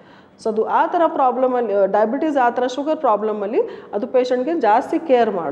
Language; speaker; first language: Kannada; non-native, learner; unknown